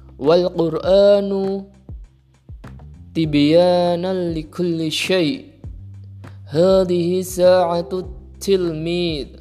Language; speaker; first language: Arabic; non-native, learner; Indonesian